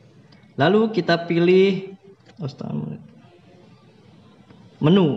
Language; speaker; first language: Indonesian; native; Indonesian